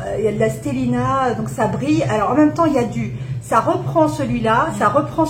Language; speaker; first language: French; native; French